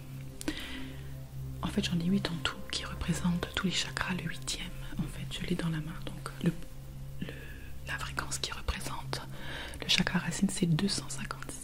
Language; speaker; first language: French; native; French